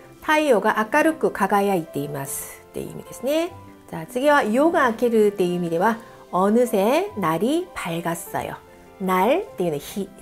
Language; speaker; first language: Japanese; non-native, fluent; Korean